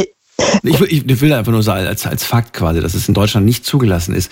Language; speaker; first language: German; native; German